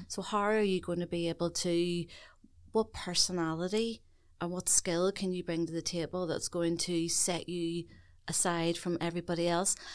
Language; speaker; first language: English; native; English